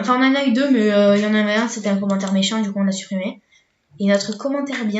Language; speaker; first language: French; native; French